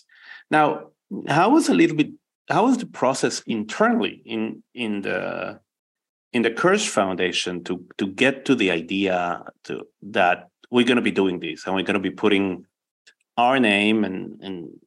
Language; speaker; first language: English; non-native, fluent; Spanish